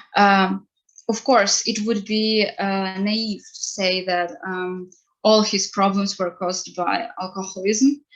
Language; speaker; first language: English; non-native, fluent; Ukrainian